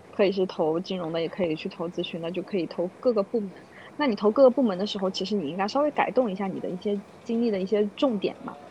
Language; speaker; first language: Chinese; native; Chinese